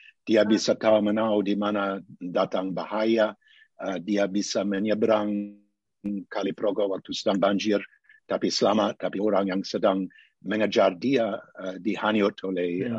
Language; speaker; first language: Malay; non-native, fluent; English